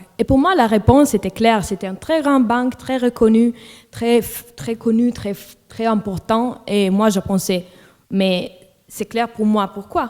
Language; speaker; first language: French; non-native, local second language; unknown